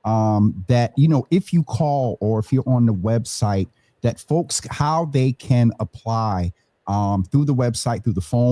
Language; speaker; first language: English; native; English